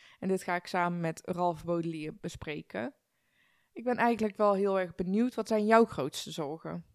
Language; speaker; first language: Dutch; early bilingual, other home language; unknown